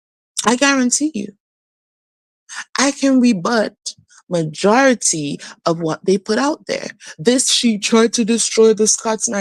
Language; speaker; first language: English; native; English